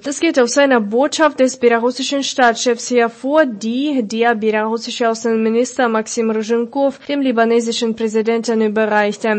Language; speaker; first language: German; non-native, fluent; Russian